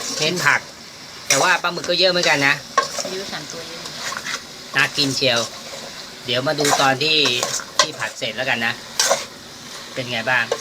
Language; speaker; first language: Thai; native; Thai